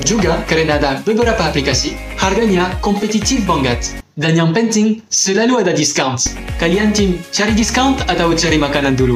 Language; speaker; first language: Indonesian; non-native, fluent; French